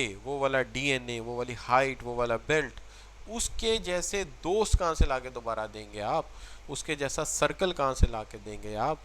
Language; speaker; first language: Urdu; native; Urdu